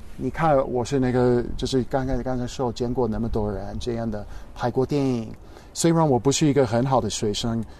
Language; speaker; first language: Chinese; non-native, fluent; English